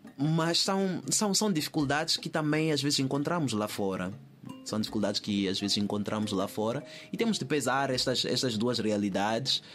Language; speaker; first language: Portuguese; native; Portuguese